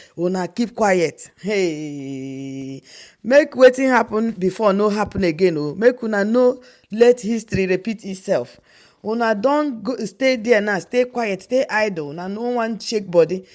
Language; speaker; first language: Nigerian Pidgin; non-native, local second language; Igbo